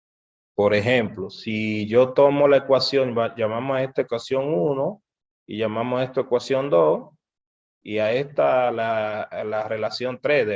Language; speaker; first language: Spanish; native; Spanish